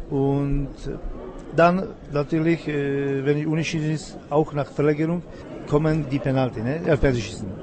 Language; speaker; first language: German; non-native, learner; Czech